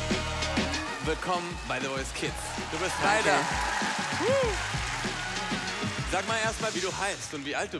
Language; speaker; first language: German; native; German